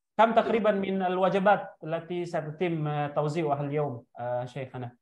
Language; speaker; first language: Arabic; non-native, fluent; Indonesian